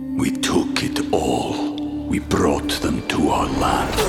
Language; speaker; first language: English; native; English